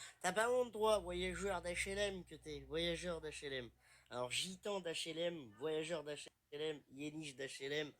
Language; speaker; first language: French; native; French